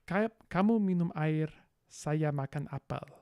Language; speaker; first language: Indonesian; non-native, learner; English